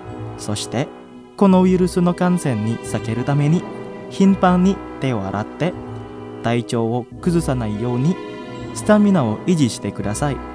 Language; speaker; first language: Japanese; non-native, fluent; Indonesian